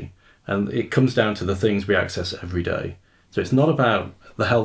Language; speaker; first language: English; native; English